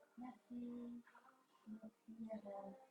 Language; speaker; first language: French; non-native, learner; Chinese